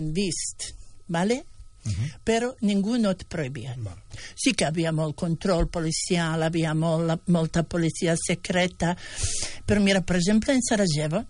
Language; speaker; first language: Catalan; non-native, fluent; Bosnian